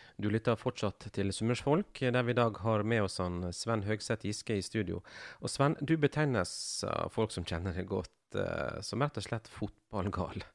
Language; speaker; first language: Norwegian; native; Norwegian